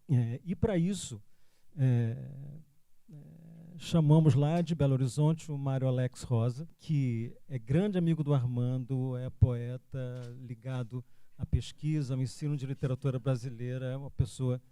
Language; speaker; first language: Portuguese; native; Portuguese